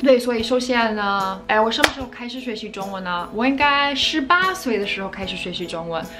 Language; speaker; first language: Chinese; non-native, fluent; English